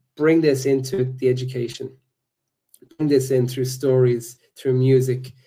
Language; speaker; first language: English; native; English